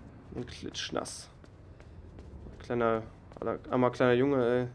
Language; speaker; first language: German; native; German